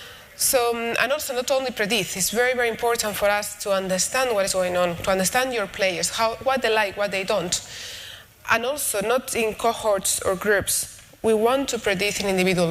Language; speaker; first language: English; non-native, fluent; Spanish